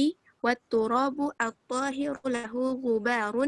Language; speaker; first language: Arabic; non-native, learner; Indonesian